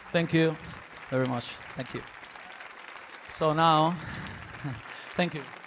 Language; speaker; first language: English; non-native, learner; Spanish